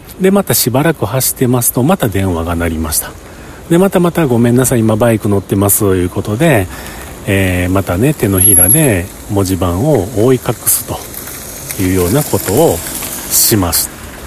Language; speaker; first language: Japanese; native; Japanese